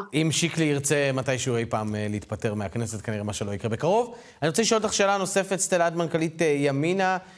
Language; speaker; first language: Hebrew; native; Hebrew